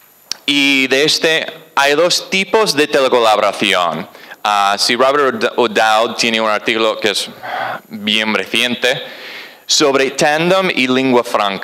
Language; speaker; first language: Spanish; non-native, fluent; English